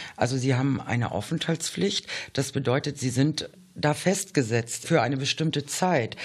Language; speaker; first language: German; native; German